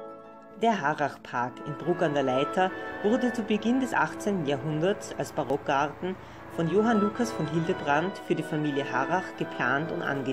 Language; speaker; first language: German; native; German